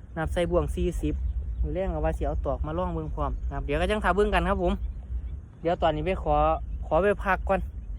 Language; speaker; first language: Thai; native; Thai